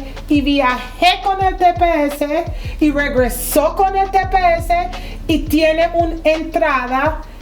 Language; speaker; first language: Spanish; non-native, fluent; English